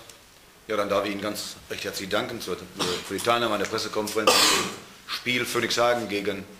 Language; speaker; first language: German; native; German